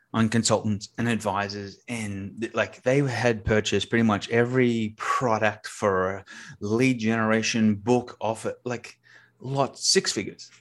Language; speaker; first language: English; native; English